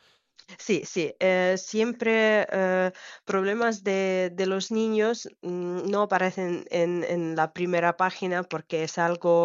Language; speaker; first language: Spanish; non-native, fluent; Ukrainian